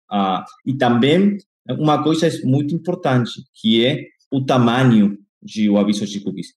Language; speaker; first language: Portuguese; non-native, fluent; Spanish